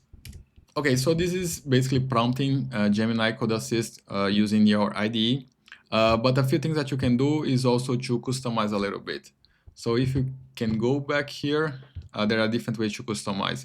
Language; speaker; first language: English; non-native, fluent; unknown